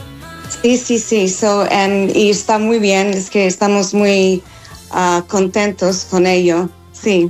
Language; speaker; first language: Spanish; non-native, fluent; English